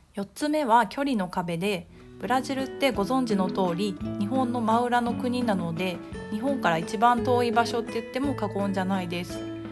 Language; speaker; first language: Japanese; native; Japanese